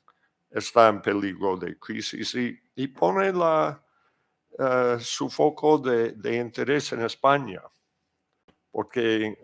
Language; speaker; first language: Spanish; non-native, fluent; English